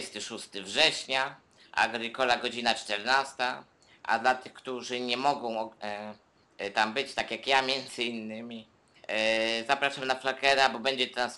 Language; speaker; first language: Polish; native; Polish